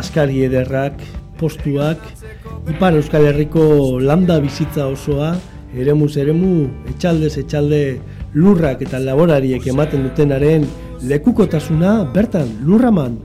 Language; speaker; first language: Basque; native; Basque